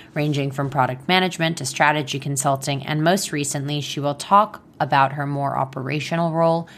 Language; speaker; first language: English; non-native, fluent; Hebrew